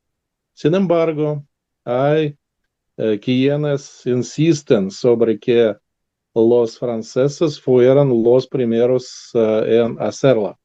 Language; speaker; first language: Spanish; non-native, learner; Russian